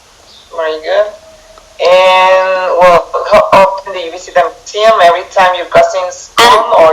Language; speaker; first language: English; non-native, fluent; Spanish